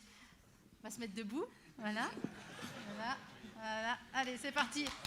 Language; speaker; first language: French; native; French